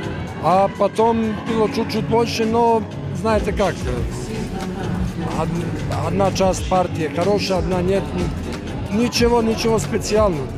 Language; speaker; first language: Russian; non-native, fluent; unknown